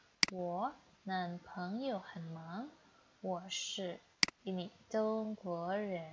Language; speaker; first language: Chinese; non-native, fluent; Indonesian